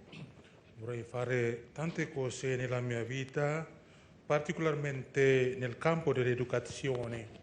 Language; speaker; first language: Italian; non-native, fluent; Indonesian